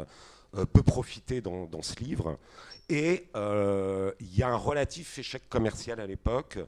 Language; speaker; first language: French; native; French